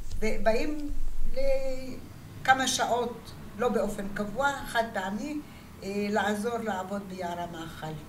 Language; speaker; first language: Hebrew; early bilingual, other home language; Arabic